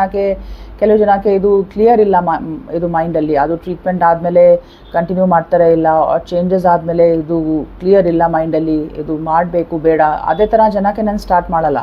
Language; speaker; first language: Kannada; non-native, learner; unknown